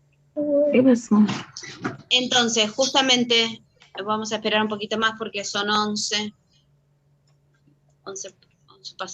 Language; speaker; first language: Spanish; native; Spanish